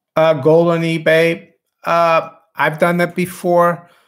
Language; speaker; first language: English; non-native, fluent; Portuguese